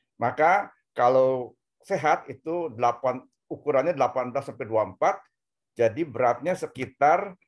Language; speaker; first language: Indonesian; native; Indonesian